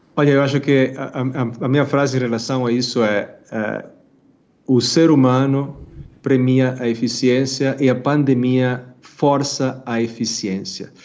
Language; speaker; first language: Portuguese; non-native, fluent; Italian